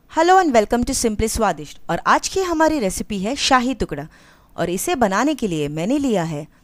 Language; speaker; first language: Hindi; non-native, local second language; Marathi